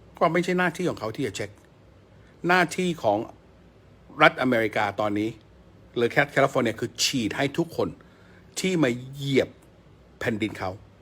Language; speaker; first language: Thai; native; Thai